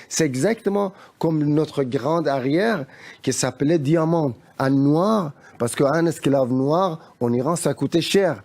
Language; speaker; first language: French; non-native, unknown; Persian